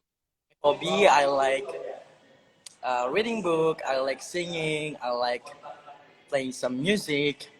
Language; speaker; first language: English; non-native, learner; Indonesian